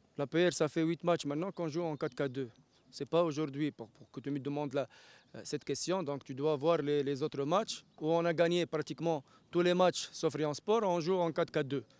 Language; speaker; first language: French; non-native, local second language; Arabic